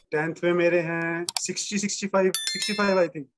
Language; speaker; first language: Hindi; native; Hindi